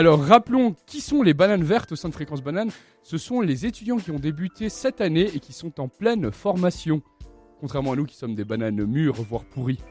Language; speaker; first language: French; native; French